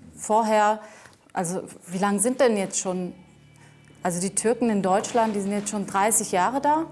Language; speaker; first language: German; native; German